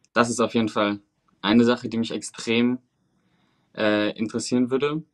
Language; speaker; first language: German; early bilingual, other home language; Spanish